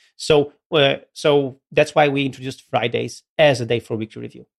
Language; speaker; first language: English; non-native, fluent; Polish